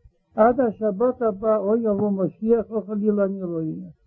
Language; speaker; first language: Hebrew; non-native, learner; Russian